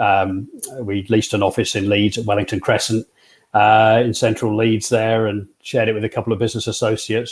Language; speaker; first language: English; native; English